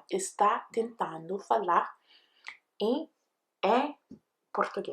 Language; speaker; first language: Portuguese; non-native, learner; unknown